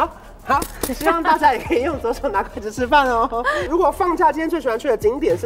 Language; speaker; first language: Chinese; native; Chinese